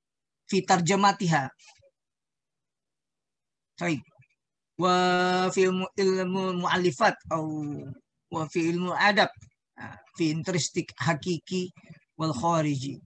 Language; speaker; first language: Arabic; non-native, learner; Indonesian